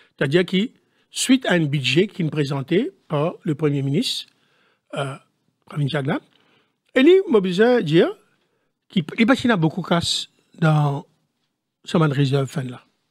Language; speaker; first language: French; non-native, local second language; Morisyen